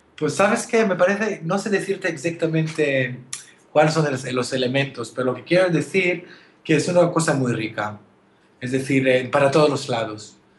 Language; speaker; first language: Spanish; non-native, fluent; Hebrew